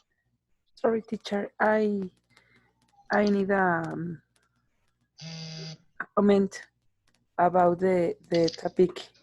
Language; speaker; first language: English; non-native, learner; Spanish